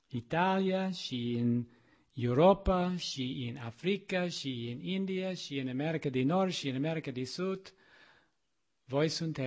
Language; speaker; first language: Romanian; non-native, learner; English